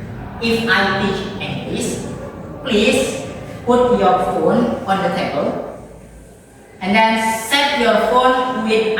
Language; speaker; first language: English; non-native, fluent; Indonesian